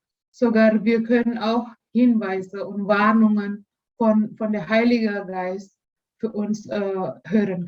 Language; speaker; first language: German; non-native, learner; Indonesian